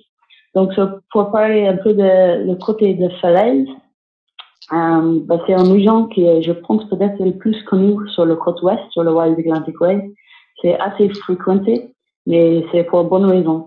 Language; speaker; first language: French; non-native, fluent; English